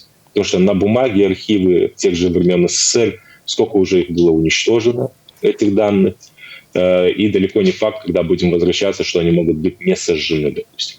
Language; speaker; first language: Russian; native; Russian